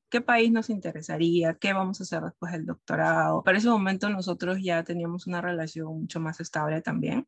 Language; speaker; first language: Spanish; native; Spanish